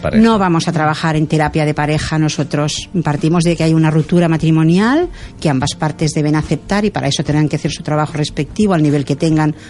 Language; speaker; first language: Spanish; non-native, local second language; Catalan